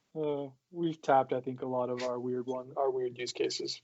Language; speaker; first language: English; native; English